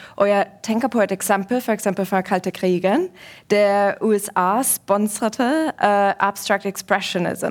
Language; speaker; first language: Norwegian; non-native, fluent; German